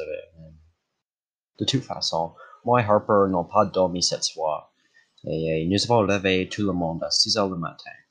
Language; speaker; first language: French; non-native, local second language; English